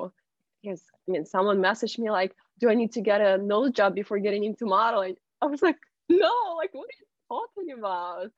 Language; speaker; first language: English; non-native, fluent; Russian